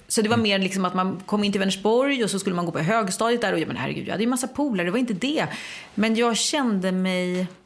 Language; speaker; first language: Swedish; native; Swedish